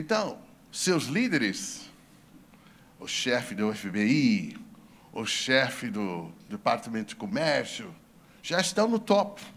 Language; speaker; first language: Portuguese; non-native, fluent; English